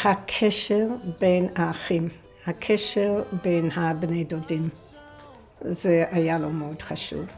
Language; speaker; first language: Hebrew; non-native, fluent; English